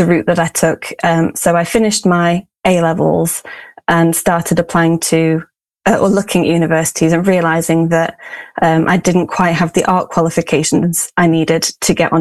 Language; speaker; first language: English; native; English